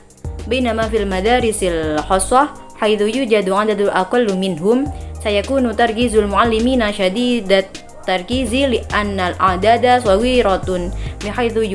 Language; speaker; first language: Arabic; non-native, learner; Indonesian